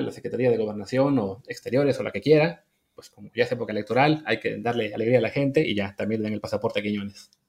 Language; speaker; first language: Spanish; native; Spanish